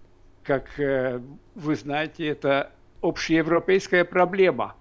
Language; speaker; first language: Russian; non-native, fluent; Hungarian